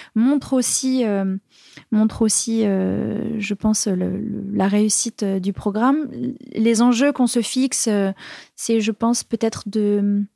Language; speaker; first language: French; native; French